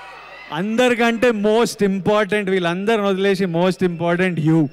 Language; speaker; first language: Telugu; native; Telugu